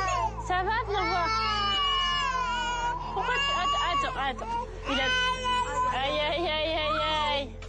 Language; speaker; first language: French; native; French